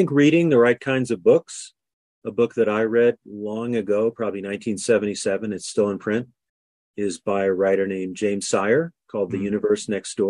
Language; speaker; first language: English; native; English